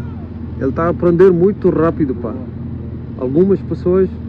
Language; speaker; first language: Portuguese; non-native, learner; Punjabi